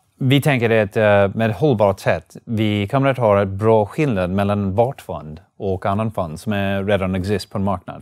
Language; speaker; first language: Swedish; non-native, learner; English